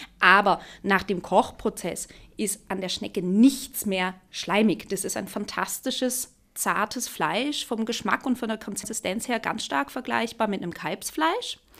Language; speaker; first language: German; native; German